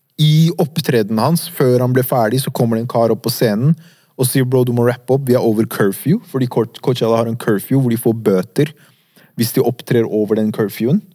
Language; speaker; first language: Norwegian; native; Norwegian